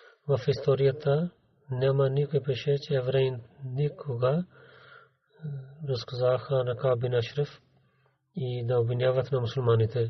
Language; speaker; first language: Bulgarian; non-native, learner; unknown